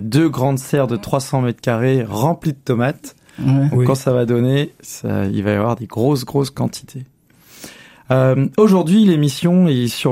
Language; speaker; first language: French; native; French